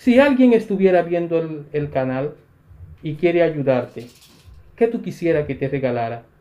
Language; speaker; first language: Spanish; native; Spanish